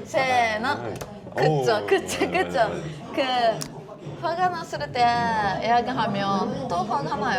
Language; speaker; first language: Korean; non-native, fluent; Japanese